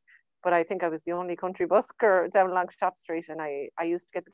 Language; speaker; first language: English; native; English